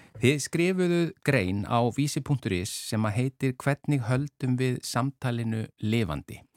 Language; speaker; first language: Icelandic; native; Icelandic